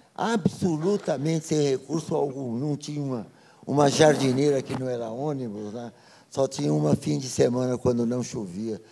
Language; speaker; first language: Portuguese; native; Portuguese